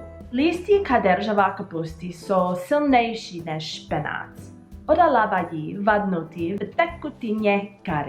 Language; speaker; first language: Czech; non-native, learner; English